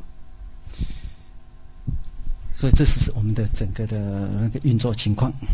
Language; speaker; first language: Chinese; native; Chinese